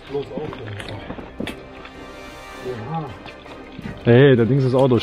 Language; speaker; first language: German; native; German